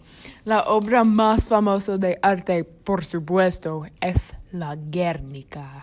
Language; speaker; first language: Spanish; non-native, learner; English